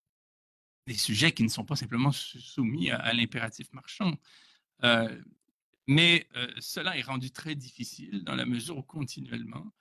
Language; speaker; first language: French; native; French